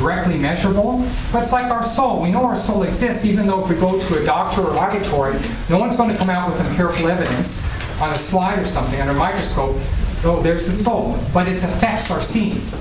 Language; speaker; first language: English; native; English